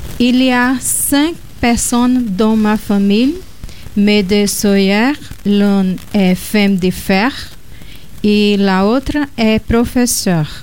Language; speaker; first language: French; non-native, learner; Portuguese